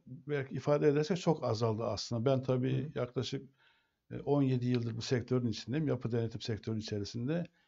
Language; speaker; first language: Turkish; native; Turkish